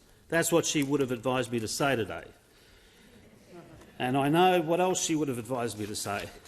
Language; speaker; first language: English; native; English